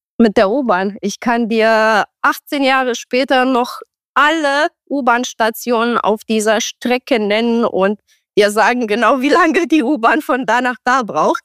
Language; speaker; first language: German; non-native, fluent; Romanian